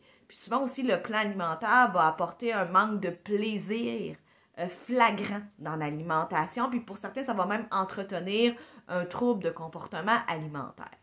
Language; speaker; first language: French; native; French